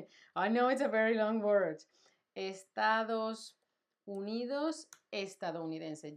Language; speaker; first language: English; non-native, fluent; Spanish